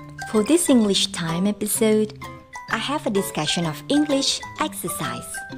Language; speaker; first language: English; non-native, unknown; Indonesian